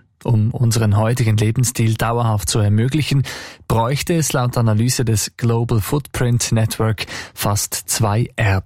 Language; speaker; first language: German; native; German